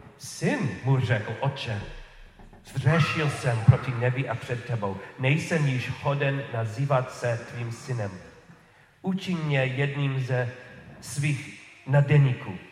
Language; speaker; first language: Czech; non-native, fluent; English